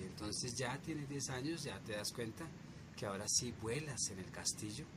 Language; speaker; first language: Spanish; native; Spanish